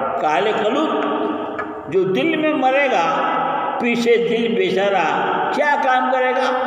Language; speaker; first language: Urdu; native; Urdu